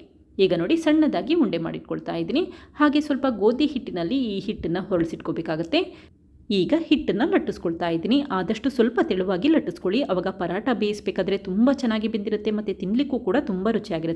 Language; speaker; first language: Kannada; native; Kannada